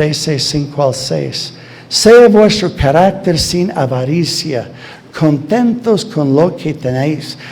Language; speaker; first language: Spanish; non-native, fluent; English